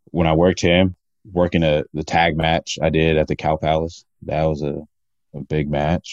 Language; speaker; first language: English; native; English